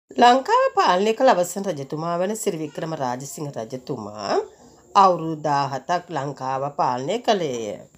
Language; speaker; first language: Sinhala; non-native, local second language; Tamil